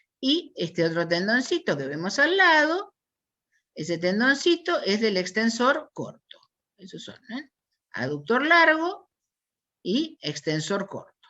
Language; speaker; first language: Spanish; native; Spanish